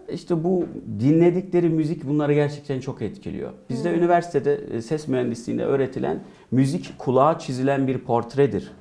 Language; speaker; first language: Turkish; early bilingual, heritage; Turkish